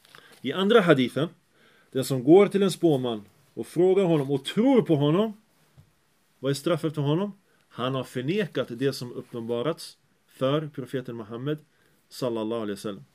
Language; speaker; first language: Swedish; early bilingual, other home language; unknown